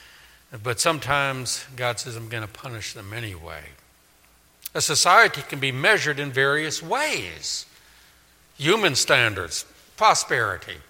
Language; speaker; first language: English; native; English